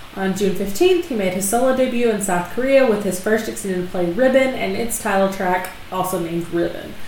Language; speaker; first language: English; native; English